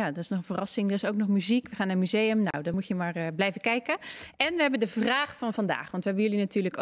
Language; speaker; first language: Dutch; native; Dutch